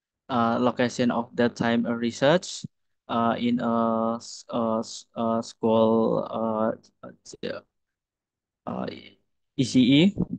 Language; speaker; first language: English; non-native, learner; Indonesian